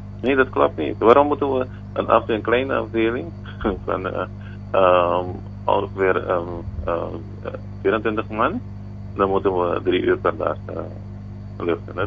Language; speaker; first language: Dutch; non-native, local second language; Papiamento